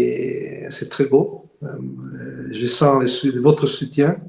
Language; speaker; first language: French; non-native, fluent; Italian